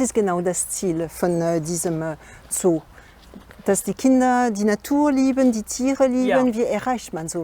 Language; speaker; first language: German; non-native, fluent; French